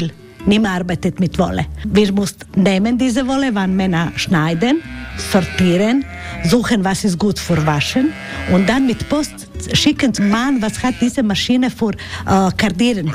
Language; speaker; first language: German; non-native, learner; Croatian